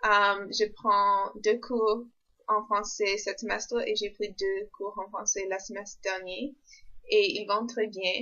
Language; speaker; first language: French; non-native, local second language; English